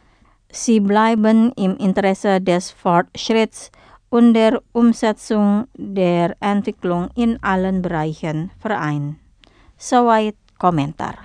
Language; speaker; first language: German; non-native, fluent; Indonesian